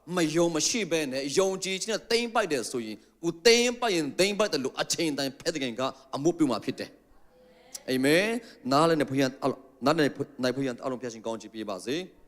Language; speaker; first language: Burmese; non-native, local second language; Tedim Chin